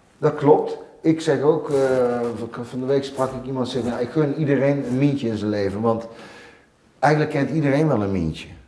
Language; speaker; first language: Dutch; native; Dutch